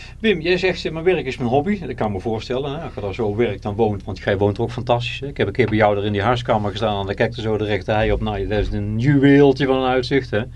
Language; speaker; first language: Dutch; native; Dutch